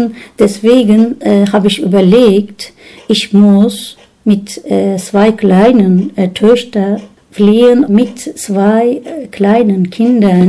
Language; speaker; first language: German; non-native, learner; Turkish